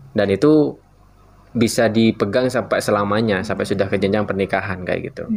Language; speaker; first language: Indonesian; non-native, local second language; Madurese